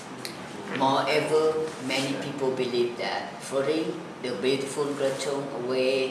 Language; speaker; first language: English; non-native, learner; Thai